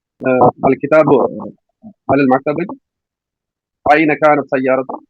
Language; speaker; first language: Arabic; non-native, learner; Urdu